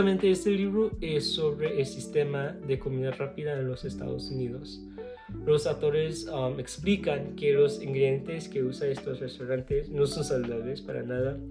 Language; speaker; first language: Spanish; non-native, learner; English